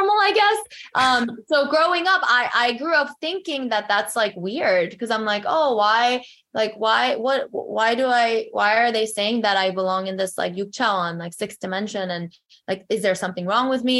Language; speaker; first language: English; early bilingual, other home language; Korean